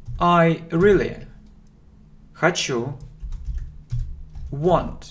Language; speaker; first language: English; non-native, fluent; Russian